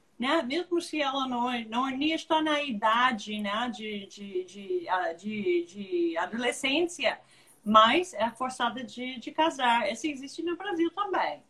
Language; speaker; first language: Portuguese; non-native, fluent; English